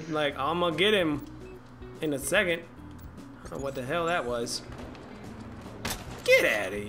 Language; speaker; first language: English; native; English